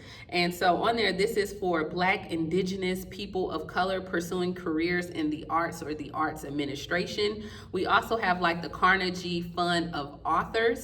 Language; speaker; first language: English; native; English